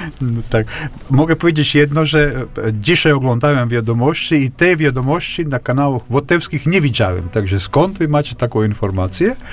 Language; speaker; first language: Polish; non-native, fluent; Latvian